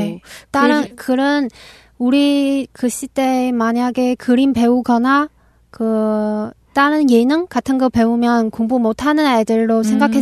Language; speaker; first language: Korean; non-native, learner; Chinese